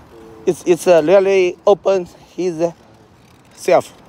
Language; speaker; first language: English; non-native, learner; Chinese